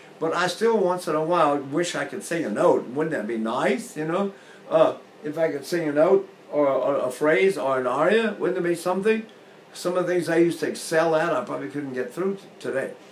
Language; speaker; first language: English; native; English